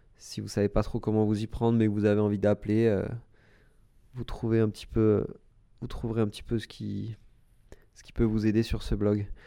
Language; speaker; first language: French; native; French